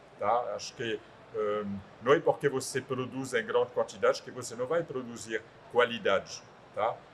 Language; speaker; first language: Portuguese; non-native, fluent; French